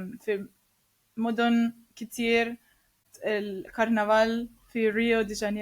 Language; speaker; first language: Arabic; non-native, learner; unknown